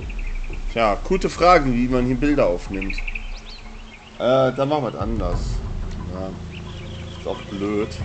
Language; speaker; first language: German; native; German